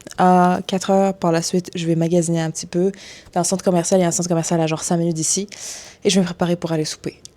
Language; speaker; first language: French; early bilingual, other home language; Arabic